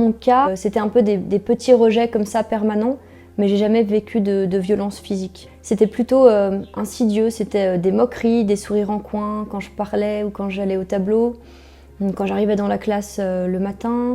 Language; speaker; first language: French; native; French